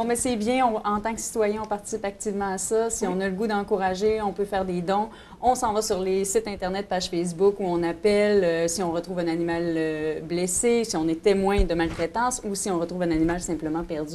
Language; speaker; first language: French; native; French